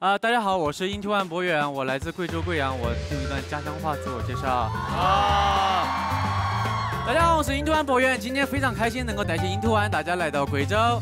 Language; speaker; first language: Chinese; native; Chinese